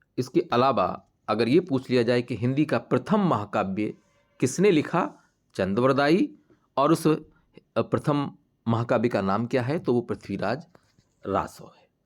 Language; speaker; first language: Hindi; native; Hindi